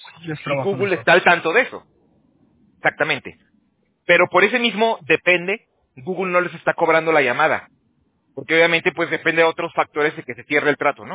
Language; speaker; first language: Spanish; native; Spanish